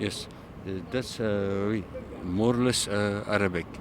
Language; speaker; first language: English; non-native, learner; French